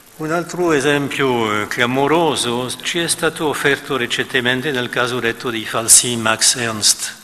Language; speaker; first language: Italian; non-native, fluent; French